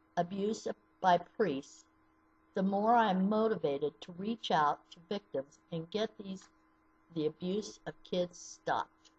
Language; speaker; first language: English; native; English